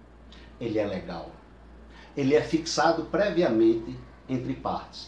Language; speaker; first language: Portuguese; native; Portuguese